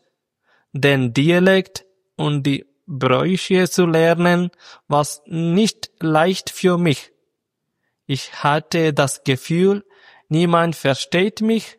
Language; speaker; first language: German; non-native, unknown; Malayalam